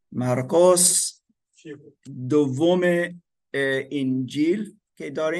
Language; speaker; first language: Persian; non-native, learner; German